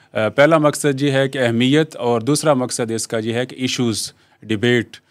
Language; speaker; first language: Urdu; native; Urdu